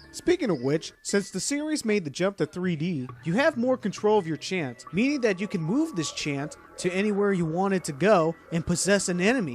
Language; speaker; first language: English; non-native, fluent; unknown